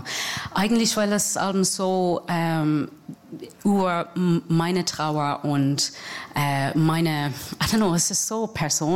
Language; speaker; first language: German; non-native, fluent; English